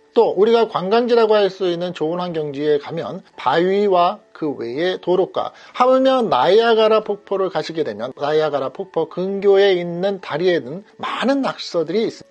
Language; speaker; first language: Korean; native; Korean